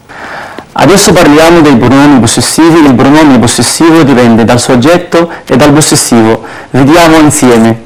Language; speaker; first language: Italian; non-native, fluent; Arabic